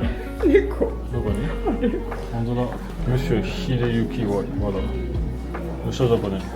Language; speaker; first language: Japanese; non-native, fluent; French